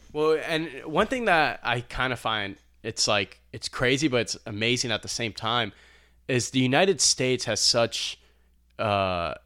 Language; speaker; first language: English; early bilingual, other home language; Albanian